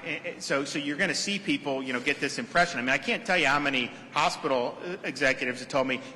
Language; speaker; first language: English; native; English